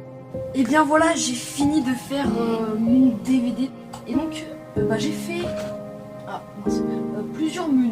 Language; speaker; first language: French; native; French